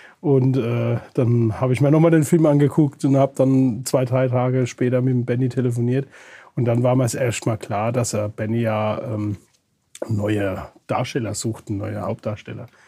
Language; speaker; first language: German; native; German